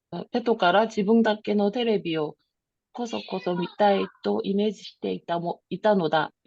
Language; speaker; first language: Japanese; non-native, learner; Korean